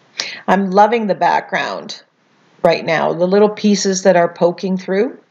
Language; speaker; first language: English; native; English